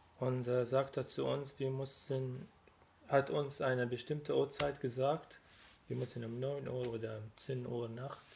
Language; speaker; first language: German; non-native, learner; Arabic